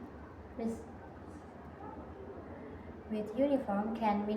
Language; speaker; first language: English; non-native, learner; Indonesian